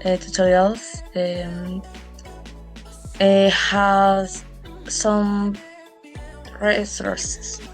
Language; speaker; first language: English; non-native, learner; Spanish